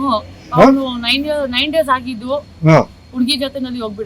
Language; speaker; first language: Kannada; non-native, local second language; Urdu